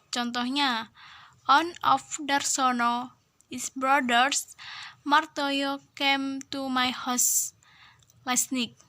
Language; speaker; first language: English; non-native, learner; Indonesian